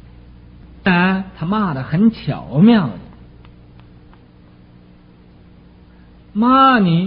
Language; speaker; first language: Chinese; native; Chinese